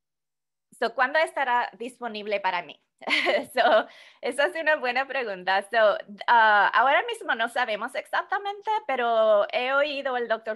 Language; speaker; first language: Spanish; non-native, fluent; English